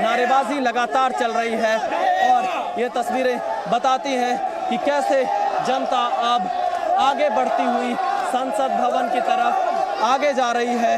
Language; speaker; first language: Hindi; native; Hindi